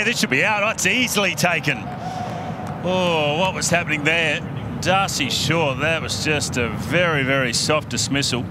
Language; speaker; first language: English; native; English